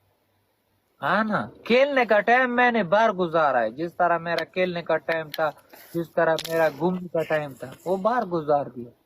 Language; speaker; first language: Hindi; non-native, fluent; Pashto